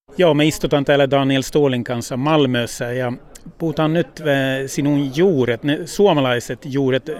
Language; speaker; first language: Finnish; early bilingual, heritage; Finnish